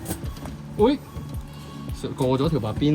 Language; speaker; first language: Chinese; native; Chinese